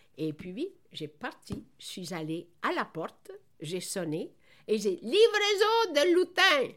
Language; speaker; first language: French; non-native, fluent; Italian